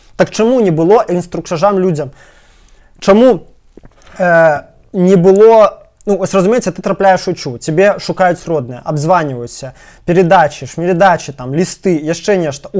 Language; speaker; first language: Belarusian; non-native, local second language; Russian